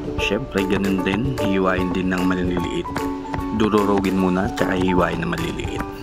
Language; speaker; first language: Filipino; non-native, local second language; Bikol